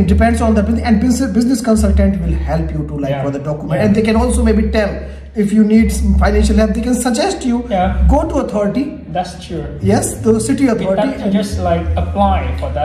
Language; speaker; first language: English; non-native, local second language; Hindi